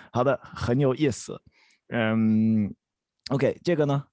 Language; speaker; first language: Chinese; non-native, fluent; English